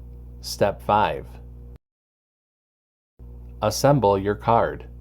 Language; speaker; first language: English; native; English